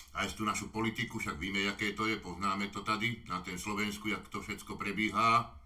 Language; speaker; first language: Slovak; native; Slovak